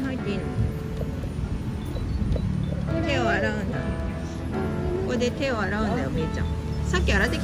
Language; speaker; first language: Japanese; native; Japanese